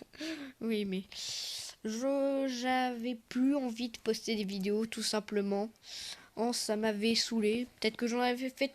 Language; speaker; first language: French; native; French